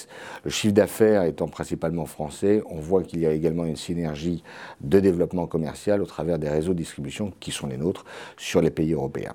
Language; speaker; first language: French; native; French